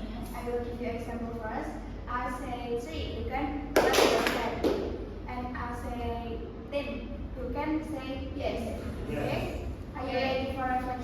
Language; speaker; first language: English; non-native, learner; Indonesian